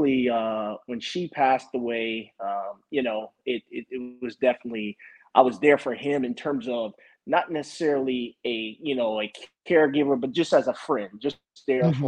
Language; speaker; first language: English; native; English